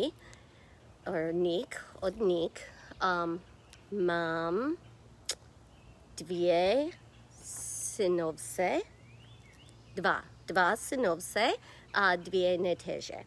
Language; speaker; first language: Czech; non-native, learner; English